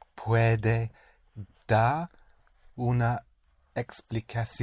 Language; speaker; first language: Spanish; non-native, learner; English